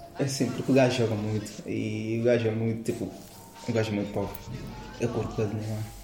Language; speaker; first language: Portuguese; non-native, local second language; Upper Guinea Crioulo